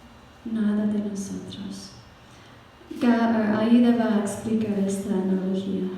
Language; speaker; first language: Spanish; non-native, fluent; English